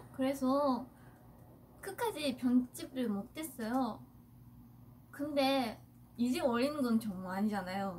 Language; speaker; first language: Korean; non-native, fluent; Japanese